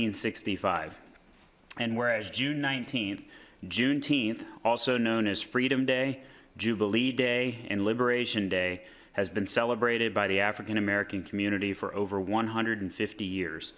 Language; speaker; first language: English; native; English